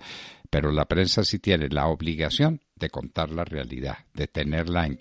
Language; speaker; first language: Spanish; native; Spanish